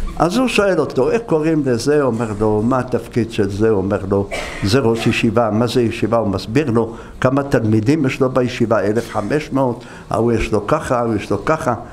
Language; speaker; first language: Hebrew; native; Hebrew